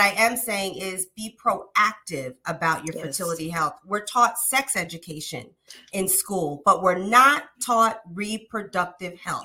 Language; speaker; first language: English; native; English